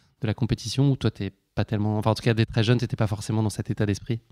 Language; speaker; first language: French; native; French